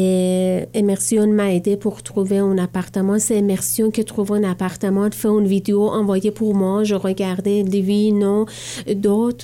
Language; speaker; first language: French; non-native, learner; Persian